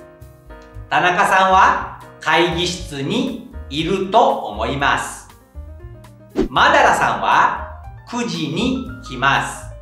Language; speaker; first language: Japanese; non-native, fluent; Indonesian